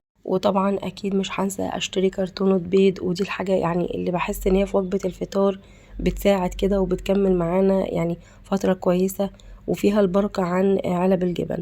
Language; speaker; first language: Arabic; native; Arabic